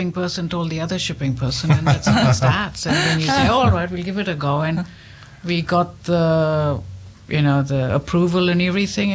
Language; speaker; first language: English; non-native, local second language; Hindi